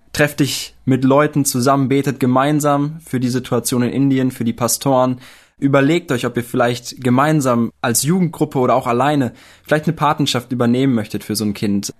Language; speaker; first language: German; native; German